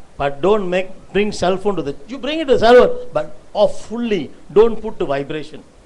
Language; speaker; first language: English; non-native, local second language; Tamil